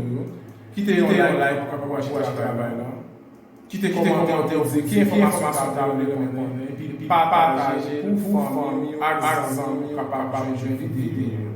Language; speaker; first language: French; non-native, learner; Haitian Creole